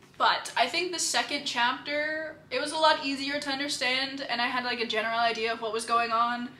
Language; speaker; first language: English; native; English